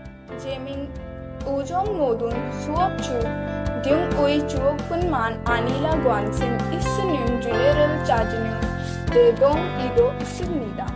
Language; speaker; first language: Korean; non-native, learner; Hindi